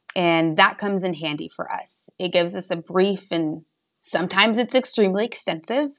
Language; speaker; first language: English; native; English